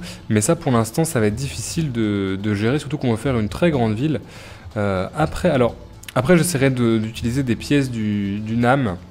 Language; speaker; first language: French; native; French